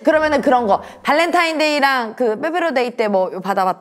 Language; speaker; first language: Korean; native; Korean